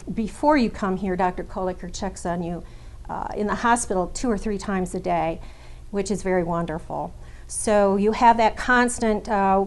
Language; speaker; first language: English; native; English